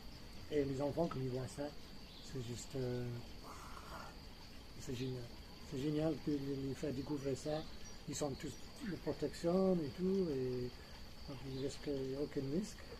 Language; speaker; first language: French; non-native, fluent; English